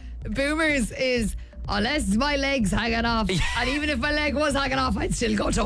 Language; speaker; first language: English; native; English